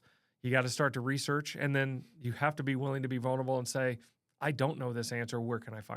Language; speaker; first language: English; native; English